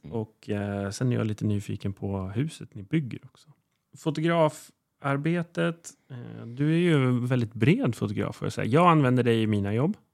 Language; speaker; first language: Swedish; native; Swedish